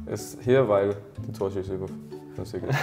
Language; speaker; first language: German; non-native, learner; Danish